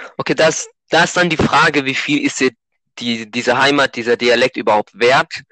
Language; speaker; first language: German; native; German